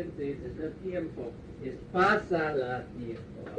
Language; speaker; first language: Spanish; non-native, learner; English